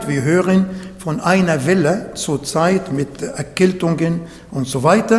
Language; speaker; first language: German; non-native, fluent; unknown